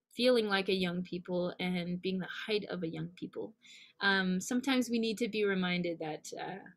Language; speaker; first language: English; native; English